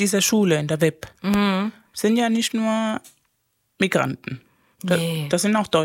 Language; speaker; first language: German; non-native, fluent; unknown